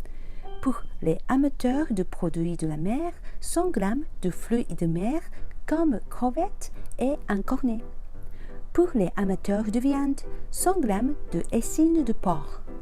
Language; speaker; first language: French; non-native, fluent; Japanese